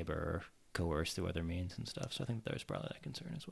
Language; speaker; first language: English; native; English